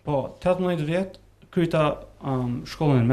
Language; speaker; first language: Albanian; early bilingual, other home language; English